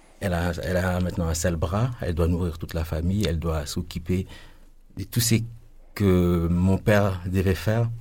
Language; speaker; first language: French; non-native, local second language; Lingala